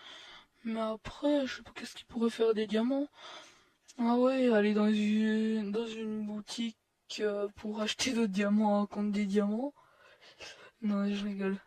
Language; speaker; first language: French; native; French